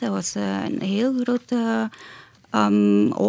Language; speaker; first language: Dutch; non-native, fluent; Indonesian